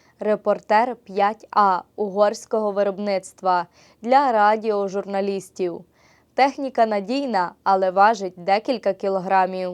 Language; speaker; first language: Ukrainian; early bilingual, heritage; Ukrainian